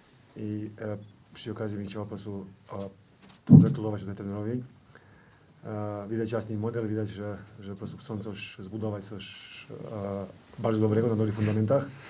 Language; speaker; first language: Polish; non-native, fluent; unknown